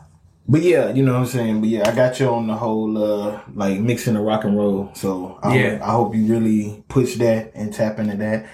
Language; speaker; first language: English; native; English